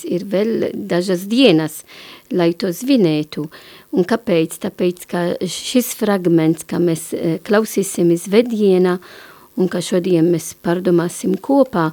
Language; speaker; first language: Latvian; non-native, learner; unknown